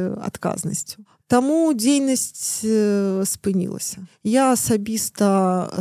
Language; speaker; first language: Belarusian; non-native, local second language; Russian